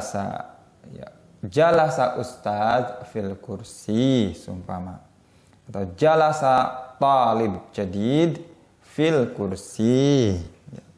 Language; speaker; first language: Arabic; non-native, fluent; Indonesian